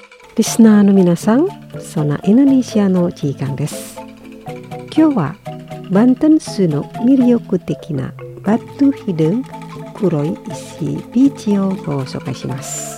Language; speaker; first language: Japanese; non-native, fluent; Indonesian